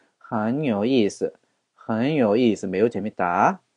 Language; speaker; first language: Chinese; non-native, fluent; Korean